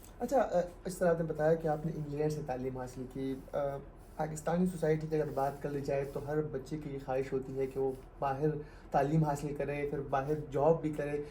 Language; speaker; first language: Urdu; native; Urdu